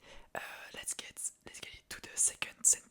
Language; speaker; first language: English; non-native, learner; French